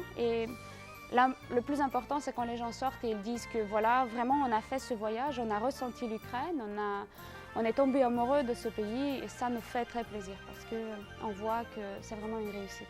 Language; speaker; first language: French; non-native, local second language; Ukrainian